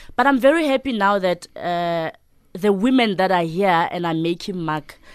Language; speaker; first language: English; non-native, local second language; Southern Sotho